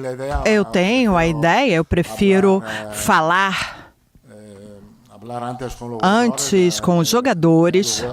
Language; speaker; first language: Portuguese; non-native, fluent; Italian